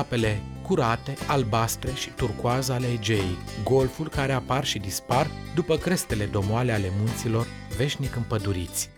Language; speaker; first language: Romanian; native; Romanian